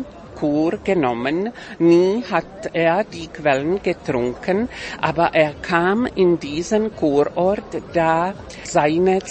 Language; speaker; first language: German; non-native, fluent; Czech